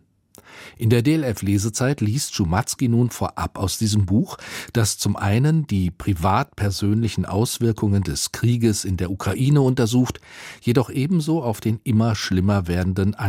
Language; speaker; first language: German; native; German